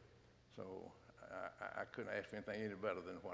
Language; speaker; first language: English; native; English